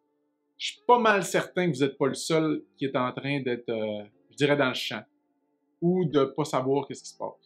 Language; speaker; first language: French; native; French